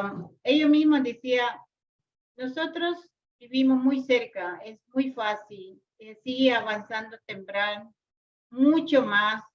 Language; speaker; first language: Spanish; non-native, local second language; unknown